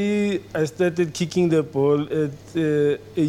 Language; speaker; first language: English; non-native, local second language; Southern Sotho